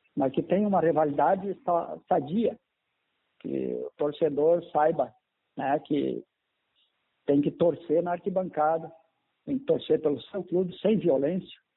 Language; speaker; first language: Portuguese; native; Portuguese